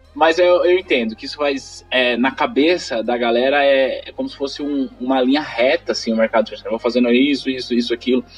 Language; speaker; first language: Portuguese; native; Portuguese